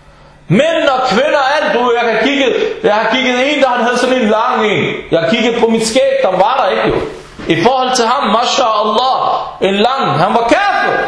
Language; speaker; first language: Danish; early bilingual, other home language; Arabic